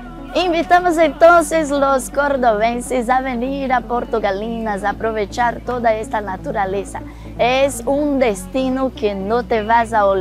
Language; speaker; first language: Spanish; non-native, fluent; Portuguese